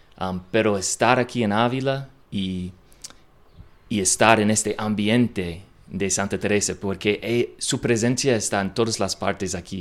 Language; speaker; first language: Spanish; non-native, learner; English